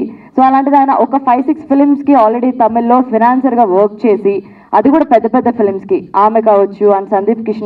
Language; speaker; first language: Telugu; native; Telugu